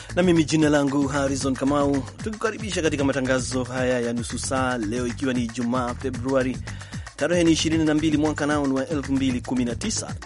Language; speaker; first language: Swahili; non-native, local second language; Kikuyu